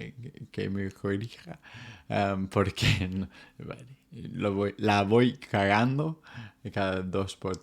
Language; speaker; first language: Spanish; non-native, fluent; English